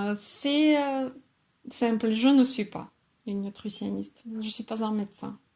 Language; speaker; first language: French; non-native, fluent; Russian